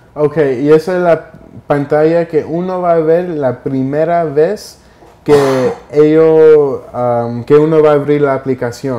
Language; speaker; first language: Spanish; early bilingual, heritage; Spanish